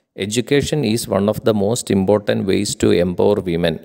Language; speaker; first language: English; non-native, local second language; Malayalam